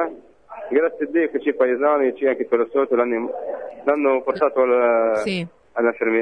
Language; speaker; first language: Italian; non-native, fluent; Arabic